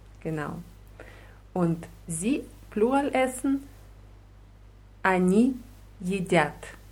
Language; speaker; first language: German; non-native, fluent; Russian